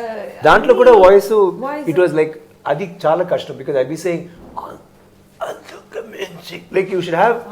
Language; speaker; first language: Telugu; non-native, learner; Tamil